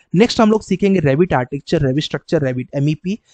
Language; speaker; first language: Hindi; native; Hindi